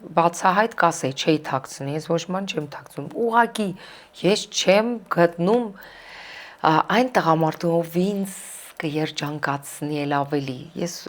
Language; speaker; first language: Armenian; early bilingual, heritage; Armenian